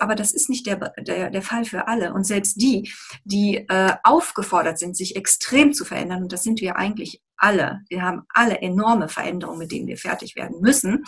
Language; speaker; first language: German; native; German